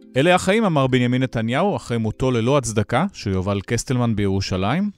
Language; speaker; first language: Hebrew; native; Hebrew